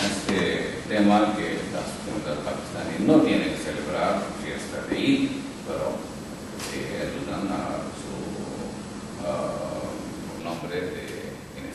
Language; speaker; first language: Spanish; non-native, local second language; Urdu